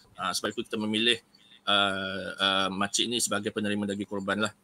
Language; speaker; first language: Malay; native; Malay